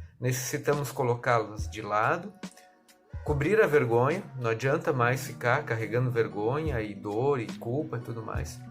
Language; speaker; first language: Portuguese; native; Portuguese